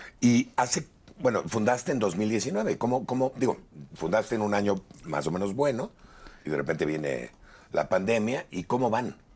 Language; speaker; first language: Spanish; native; Spanish